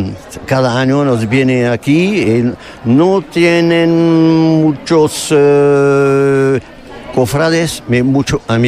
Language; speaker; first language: Spanish; non-native, learner; French